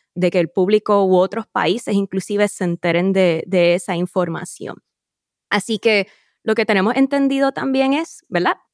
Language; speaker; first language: Spanish; native; Spanish